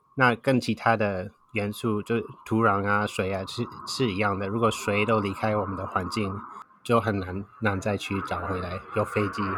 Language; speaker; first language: Chinese; non-native, fluent; English